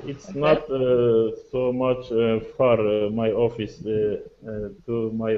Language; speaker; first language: English; non-native, learner; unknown